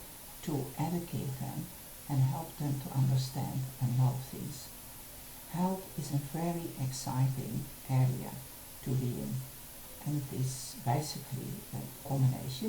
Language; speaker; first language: English; non-native, fluent; Dutch